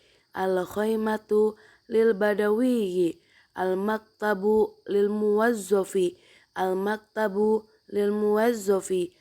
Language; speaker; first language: Arabic; non-native, fluent; Indonesian